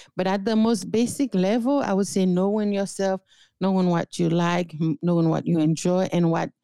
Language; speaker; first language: English; non-native, fluent; Haitian Creole